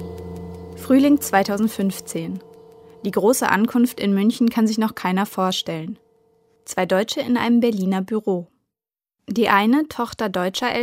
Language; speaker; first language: German; native; German